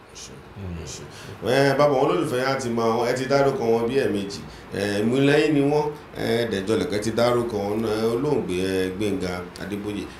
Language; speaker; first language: Yoruba; native; Yoruba